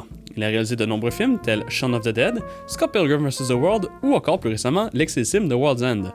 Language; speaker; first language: French; native; French